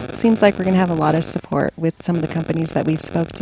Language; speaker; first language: English; native; English